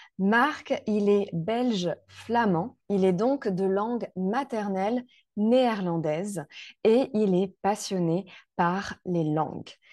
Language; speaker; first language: French; native; French